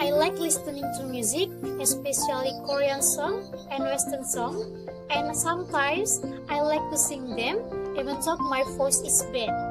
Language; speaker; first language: English; non-native, learner; Indonesian